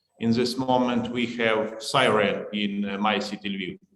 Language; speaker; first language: English; non-native, learner; Ukrainian